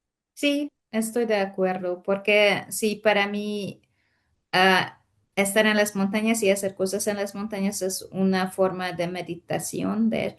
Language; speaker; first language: Spanish; non-native, fluent; Hungarian